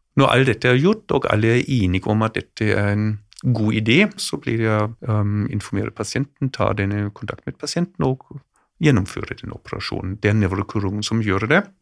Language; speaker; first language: Norwegian; non-native, fluent; German